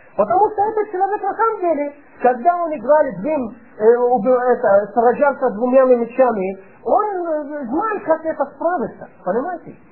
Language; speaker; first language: Russian; non-native, fluent; Arabic